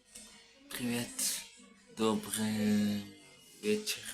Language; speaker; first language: Russian; non-native, learner; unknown